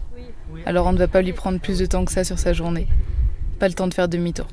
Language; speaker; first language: French; native; French